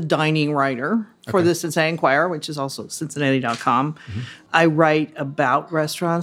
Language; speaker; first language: English; native; English